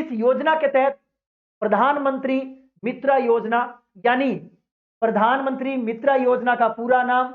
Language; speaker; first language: Hindi; native; Hindi